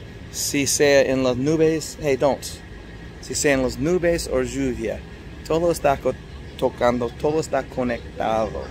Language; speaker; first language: Spanish; non-native, fluent; English